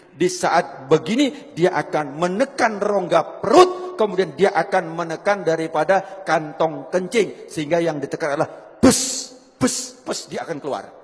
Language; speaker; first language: Indonesian; non-native, local second language; Javanese